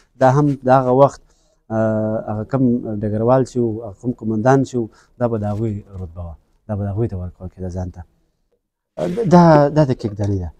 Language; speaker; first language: Pashto; non-native, local second language; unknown